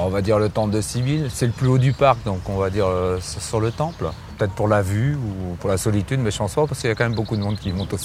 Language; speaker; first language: French; native; French